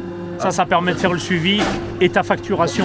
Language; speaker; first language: French; native; French